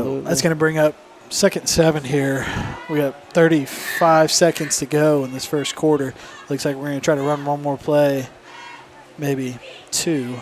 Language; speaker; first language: English; native; English